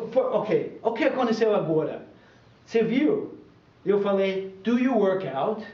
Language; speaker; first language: Portuguese; non-native, fluent; English